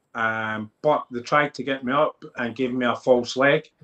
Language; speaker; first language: English; native; English